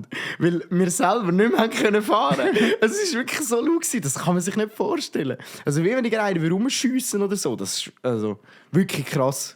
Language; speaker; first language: German; native; German